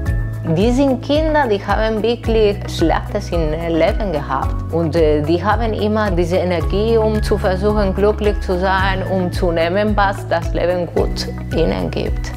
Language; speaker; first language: German; non-native, learner; Spanish